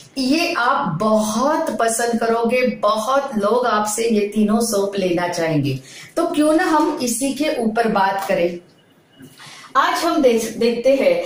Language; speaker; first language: Hindi; non-native, local second language; Marathi